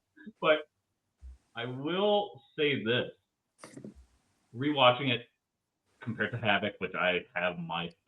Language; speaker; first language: English; native; English